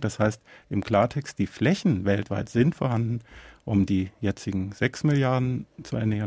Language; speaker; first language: German; native; German